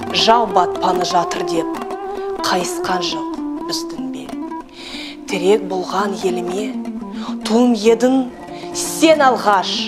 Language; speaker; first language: Kazakh; non-native, local second language; Russian